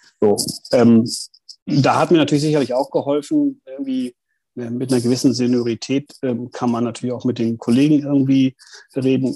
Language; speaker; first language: German; native; German